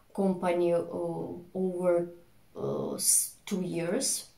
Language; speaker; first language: English; non-native, fluent; Russian